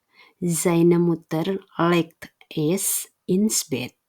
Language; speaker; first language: German; non-native, fluent; Indonesian